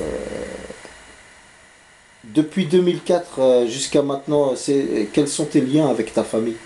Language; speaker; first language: French; native; French